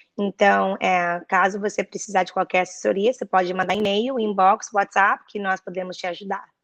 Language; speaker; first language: Portuguese; early bilingual, heritage; Portuguese